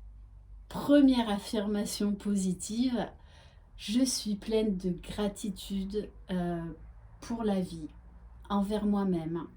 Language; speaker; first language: French; native; French